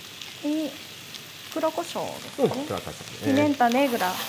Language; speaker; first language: Spanish; non-native, fluent; Japanese